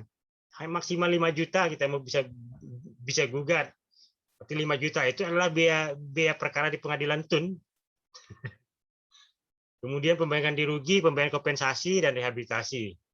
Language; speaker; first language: Indonesian; native; Indonesian